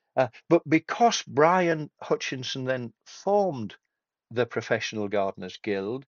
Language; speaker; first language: English; native; English